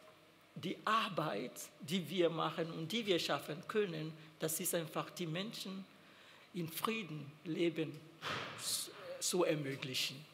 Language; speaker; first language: German; non-native, fluent; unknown